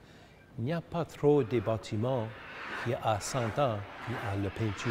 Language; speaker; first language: French; early bilingual, heritage; English